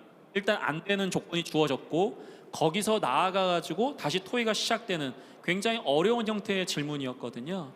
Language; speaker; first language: Korean; native; Korean